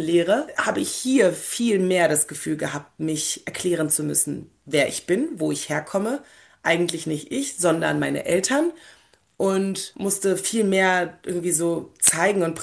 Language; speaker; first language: German; early bilingual, other home language; Polish